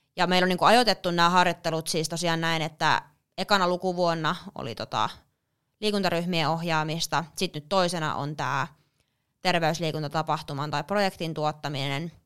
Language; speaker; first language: Finnish; native; Finnish